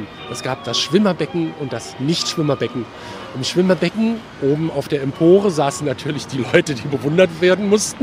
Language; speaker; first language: German; native; German